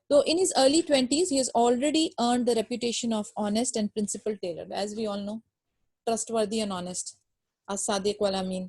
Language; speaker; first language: English; non-native, local second language; Urdu